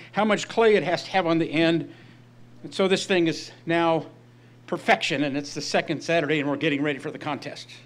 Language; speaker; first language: English; native; English